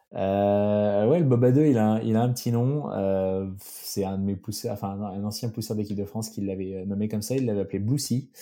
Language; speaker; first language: French; native; French